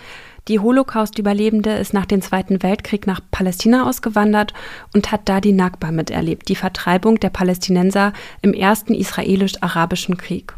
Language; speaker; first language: German; native; German